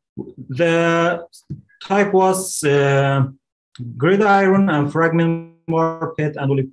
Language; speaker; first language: English; non-native, learner; Kurdish